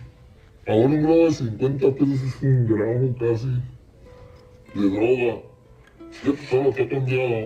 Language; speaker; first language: Spanish; native; Spanish